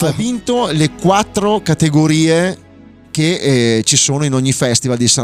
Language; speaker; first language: Italian; native; Italian